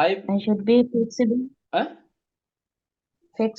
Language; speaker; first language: English; non-native, learner; Sinhala